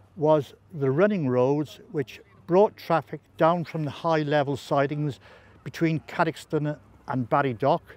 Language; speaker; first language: English; native; English